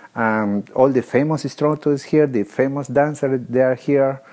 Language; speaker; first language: English; non-native, learner; Spanish